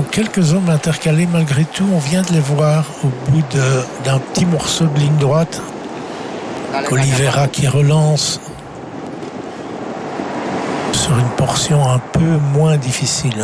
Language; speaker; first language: French; native; French